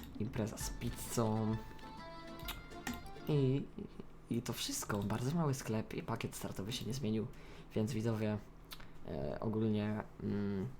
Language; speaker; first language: Polish; native; Polish